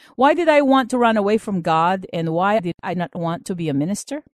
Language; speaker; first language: English; non-native, local second language; Filipino